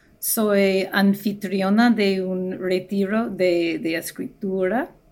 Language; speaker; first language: Spanish; non-native, fluent; English